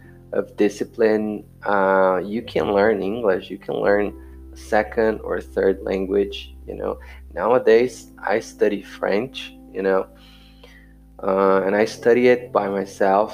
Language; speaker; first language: English; non-native, fluent; Portuguese